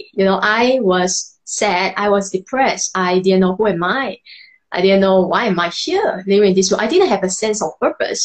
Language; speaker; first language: English; non-native, local second language; Chinese